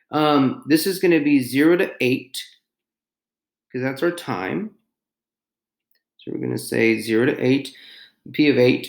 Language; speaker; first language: English; native; English